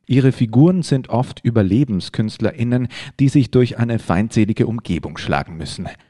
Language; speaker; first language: German; native; German